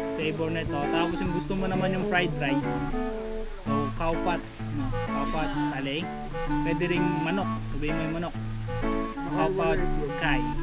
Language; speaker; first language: Filipino; native; Filipino